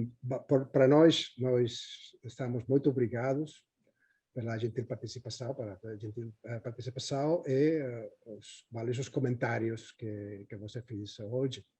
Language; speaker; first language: Portuguese; non-native, fluent; Spanish